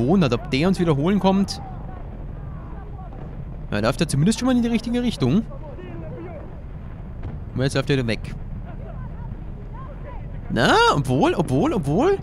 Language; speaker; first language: German; native; German